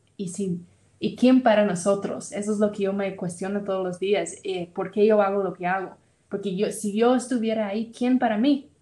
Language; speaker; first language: Spanish; non-native, fluent; English